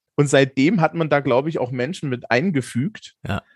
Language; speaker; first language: German; native; German